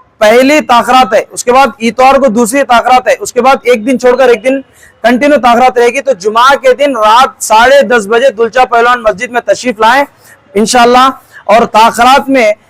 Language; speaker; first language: Urdu; native; Urdu